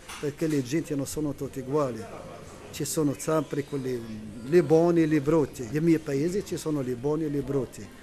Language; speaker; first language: Italian; non-native, learner; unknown